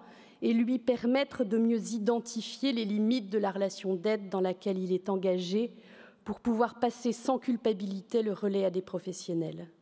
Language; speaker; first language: French; native; French